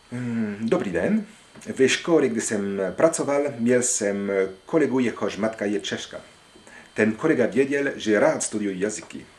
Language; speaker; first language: Czech; non-native, learner; French